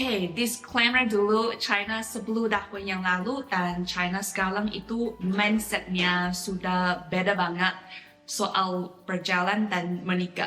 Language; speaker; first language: Indonesian; non-native, fluent; Chinese